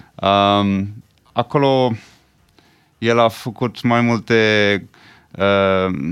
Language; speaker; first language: Romanian; non-native, fluent; English